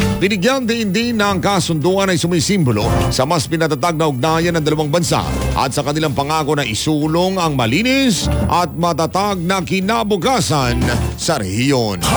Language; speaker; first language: Filipino; non-native, local second language; Cebuano